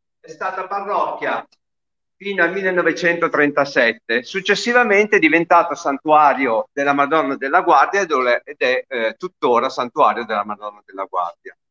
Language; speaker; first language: Italian; native; Italian